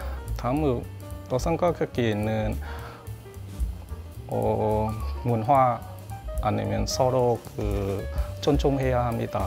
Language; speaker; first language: Korean; non-native, learner; Vietnamese